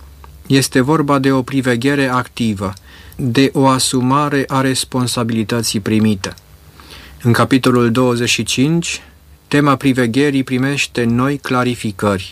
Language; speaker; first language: Romanian; native; Romanian